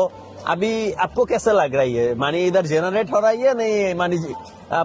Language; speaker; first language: Hindi; non-native, fluent; Bangla